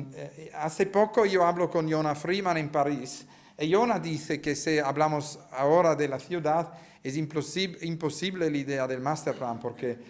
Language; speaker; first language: Spanish; non-native, learner; Italian